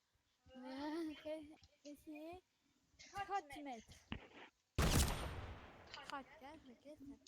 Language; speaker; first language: French; native; French